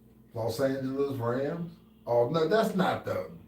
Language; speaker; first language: English; native; English